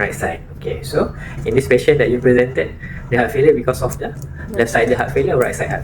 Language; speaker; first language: English; non-native, local second language; Malay